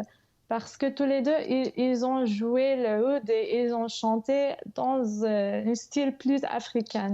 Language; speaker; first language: French; non-native, fluent; English